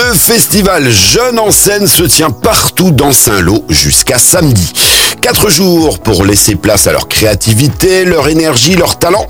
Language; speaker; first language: French; native; French